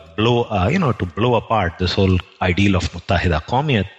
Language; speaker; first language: English; non-native, local second language; Telugu